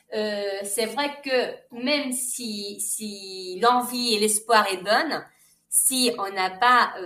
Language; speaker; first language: French; non-native, fluent; Spanish